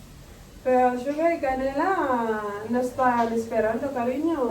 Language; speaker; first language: Spanish; non-native, fluent; Filipino